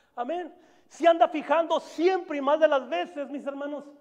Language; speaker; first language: Spanish; native; Spanish